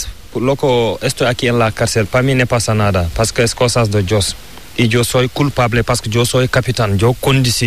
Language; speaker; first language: Spanish; non-native, learner; Fula